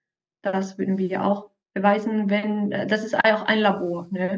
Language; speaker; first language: German; non-native, fluent; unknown